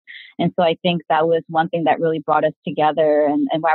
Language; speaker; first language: English; early bilingual, other home language; Korean